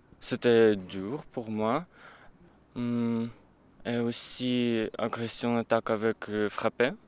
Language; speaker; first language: French; non-native, learner; Ukrainian